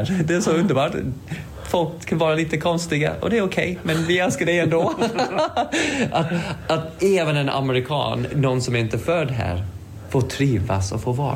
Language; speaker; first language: Swedish; non-native, fluent; English